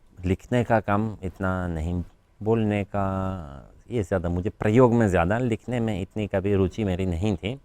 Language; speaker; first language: Hindi; non-native, fluent; Polish